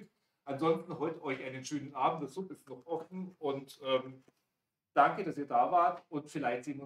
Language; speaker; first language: German; native; German